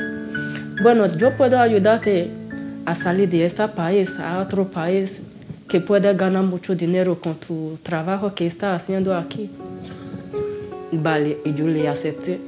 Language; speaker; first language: Spanish; non-native, learner; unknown